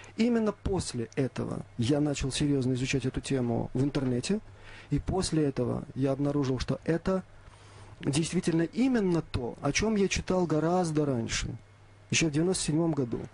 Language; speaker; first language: Russian; native; Russian